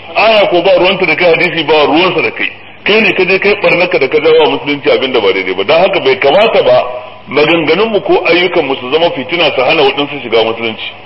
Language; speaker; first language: Hausa; native; Hausa